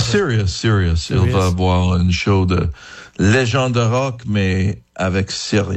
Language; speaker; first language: French; non-native, learner; English